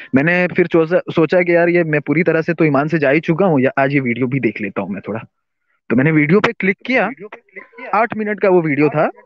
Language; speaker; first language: Hindi; non-native, local second language; Urdu